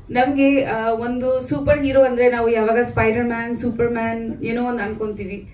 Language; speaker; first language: Kannada; non-native, fluent; Bangla